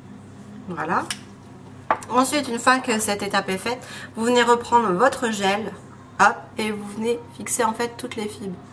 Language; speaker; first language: French; native; French